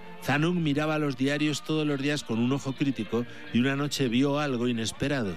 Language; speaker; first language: Spanish; native; Spanish